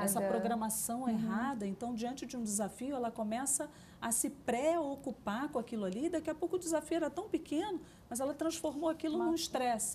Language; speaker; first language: Portuguese; native; Portuguese